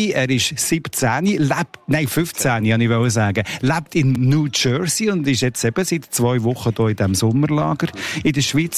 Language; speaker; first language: German; native; German